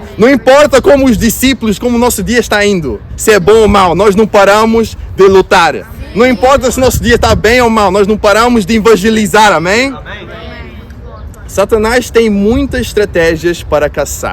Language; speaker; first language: Portuguese; non-native, fluent; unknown